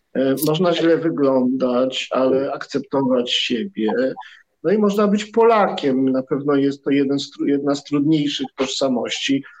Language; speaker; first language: Polish; native; Polish